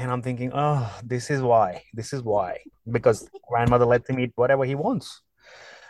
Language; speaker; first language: English; non-native, local second language; Punjabi